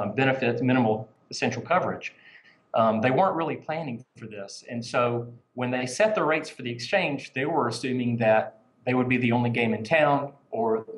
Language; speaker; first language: English; native; English